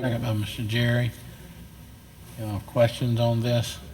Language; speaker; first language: English; native; English